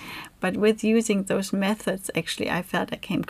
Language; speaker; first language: English; non-native, fluent; German